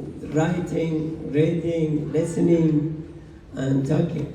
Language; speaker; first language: English; non-native, learner; Persian